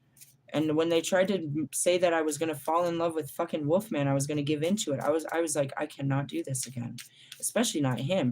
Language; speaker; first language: English; native; English